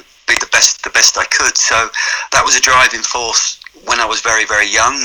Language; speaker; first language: English; native; English